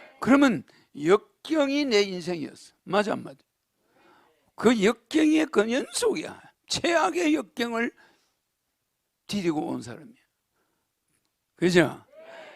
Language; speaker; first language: Korean; native; Korean